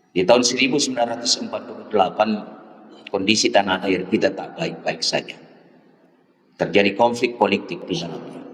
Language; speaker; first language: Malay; non-native, local second language; Achinese